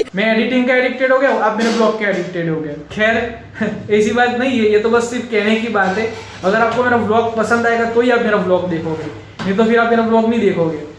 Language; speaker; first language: Hindi; non-native, local second language; Marathi